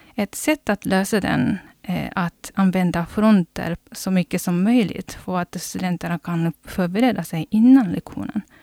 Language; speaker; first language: Swedish; non-native, fluent; Japanese